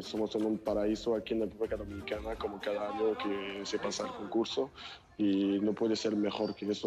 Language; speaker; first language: Spanish; non-native, fluent; French